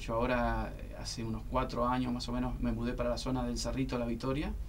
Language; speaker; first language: Spanish; native; Spanish